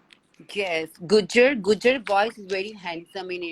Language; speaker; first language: English; non-native, learner; Hindi